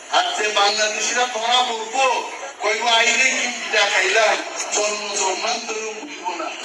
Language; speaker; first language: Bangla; non-native, local second language; Kok Borok